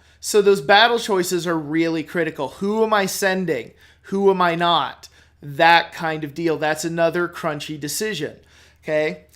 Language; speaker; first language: English; native; English